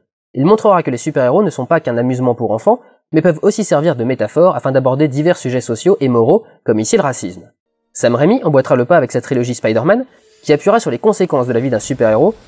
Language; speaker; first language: French; native; French